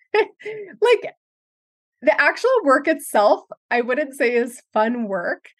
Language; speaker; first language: English; native; English